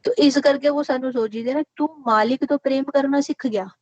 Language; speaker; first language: Hindi; non-native, local second language; Punjabi